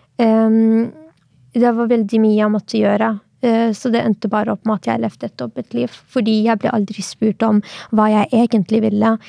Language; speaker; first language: Norwegian; early bilingual, other home language; Arabic